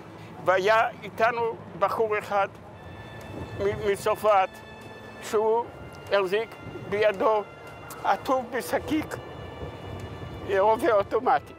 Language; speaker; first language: Hebrew; non-native, fluent; Yiddish